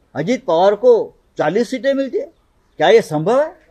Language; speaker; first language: Hindi; non-native, local second language; Marathi